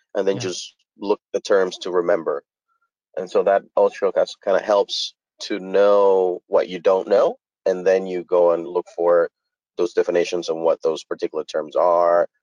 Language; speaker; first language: English; early bilingual, other home language; Spanish